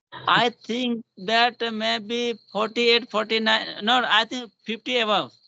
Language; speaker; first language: English; non-native, learner; Hindi